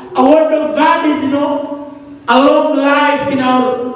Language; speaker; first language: English; non-native, learner; Amharic